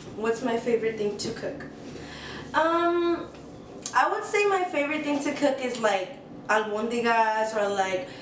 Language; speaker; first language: English; native; English